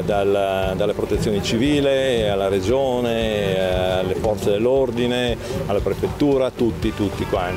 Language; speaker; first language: Italian; native; Italian